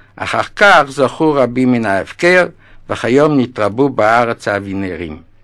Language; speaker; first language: Hebrew; non-native, fluent; Yiddish